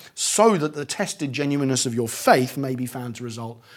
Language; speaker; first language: English; native; English